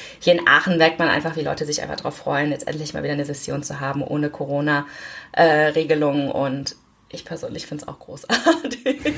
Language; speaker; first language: German; early bilingual, other home language; Korean